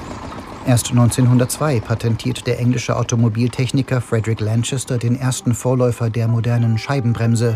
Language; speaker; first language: German; native; German